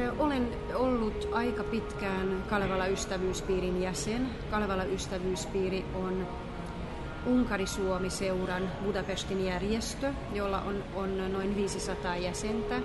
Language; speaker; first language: Finnish; non-native, fluent; Hungarian